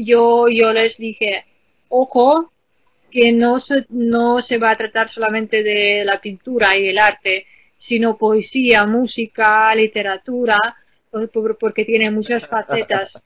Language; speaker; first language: Spanish; non-native, fluent; Ukrainian